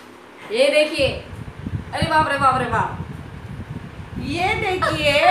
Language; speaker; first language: Hindi; native; Hindi